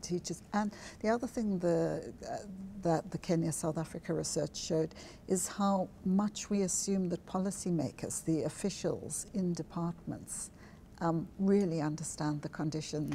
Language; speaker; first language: English; native; English